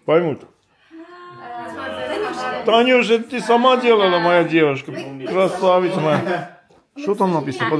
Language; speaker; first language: Russian; non-native, fluent; Armenian